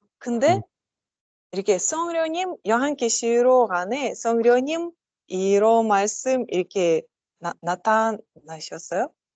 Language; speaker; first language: Korean; non-native, learner; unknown